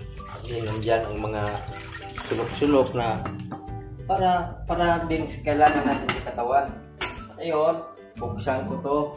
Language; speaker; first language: Filipino; non-native, local second language; Cebuano